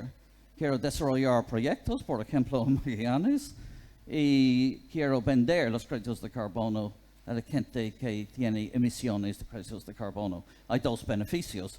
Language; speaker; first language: Spanish; non-native, fluent; English